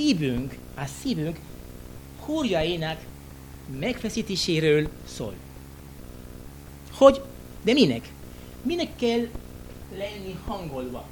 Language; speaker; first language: Hungarian; non-native, learner; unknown